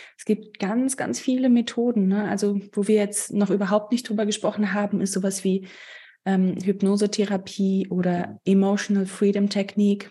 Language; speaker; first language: German; native; German